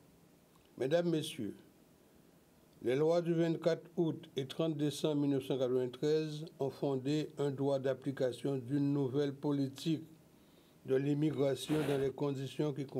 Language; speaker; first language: French; native; French